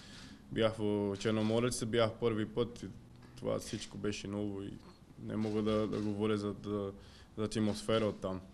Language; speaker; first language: Bulgarian; non-native, learner; Portuguese